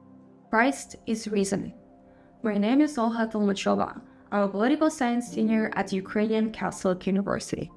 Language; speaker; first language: English; non-native, fluent; Ukrainian